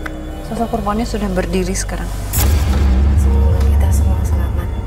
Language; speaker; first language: Indonesian; native; Indonesian